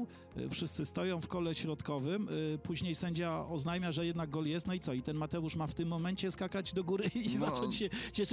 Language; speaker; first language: Polish; native; Polish